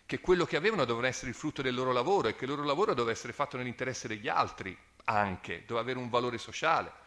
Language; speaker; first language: Italian; native; Italian